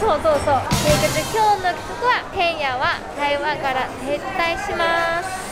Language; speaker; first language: Japanese; non-native, fluent; Chinese